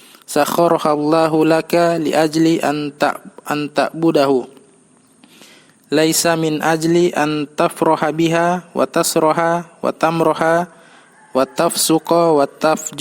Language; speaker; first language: Arabic; non-native, learner; Indonesian